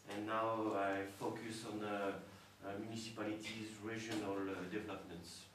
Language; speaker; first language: English; non-native, fluent; French